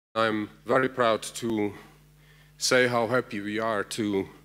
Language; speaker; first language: English; non-native, fluent; Slovak